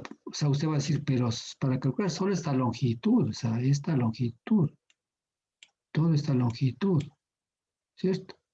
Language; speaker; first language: Spanish; native; Spanish